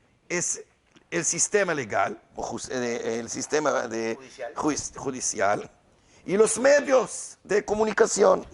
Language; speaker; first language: Spanish; non-native, learner; Hebrew